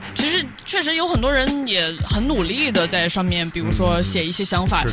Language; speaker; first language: Chinese; native; Chinese